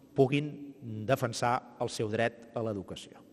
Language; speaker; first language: Catalan; native; Catalan